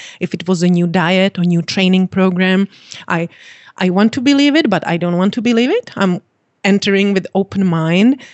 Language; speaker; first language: English; non-native, fluent; Czech